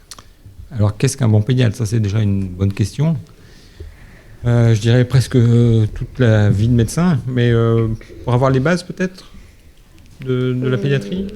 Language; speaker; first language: French; native; French